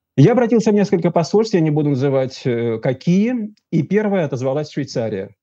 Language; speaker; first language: Russian; native; Russian